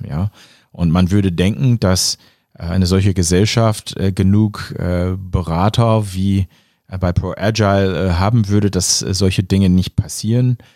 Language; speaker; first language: German; non-native, fluent; English